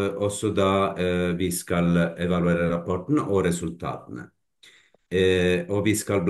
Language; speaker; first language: Norwegian; non-native, fluent; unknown